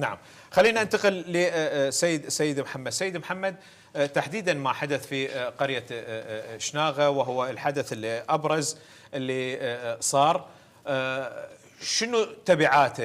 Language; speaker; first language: Arabic; native; Arabic